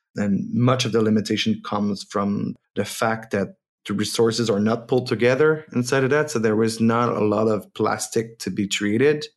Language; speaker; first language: English; non-native, fluent; French